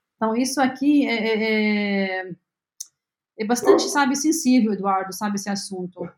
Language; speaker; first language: Portuguese; non-native, fluent; Arabic